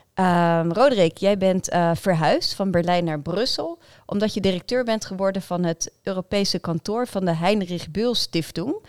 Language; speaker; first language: Dutch; native; Dutch